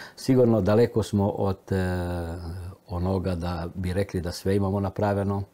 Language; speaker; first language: Croatian; early bilingual, heritage; Romanian